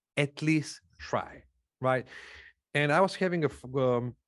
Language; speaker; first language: English; non-native, fluent; Macedonian